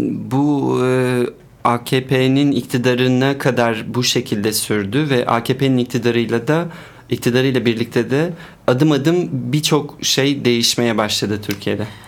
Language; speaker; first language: Turkish; native; Turkish